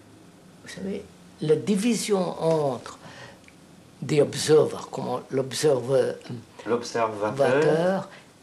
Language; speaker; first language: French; non-native, fluent; Telugu